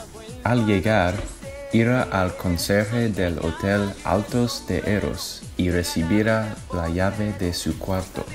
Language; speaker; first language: Spanish; non-native, learner; English